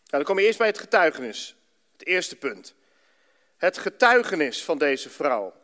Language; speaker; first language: Dutch; native; Dutch